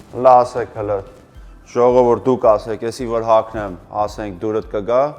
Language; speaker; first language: Armenian; early bilingual, heritage; Armenian